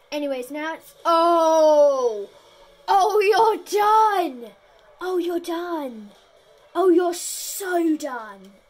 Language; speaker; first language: English; native; English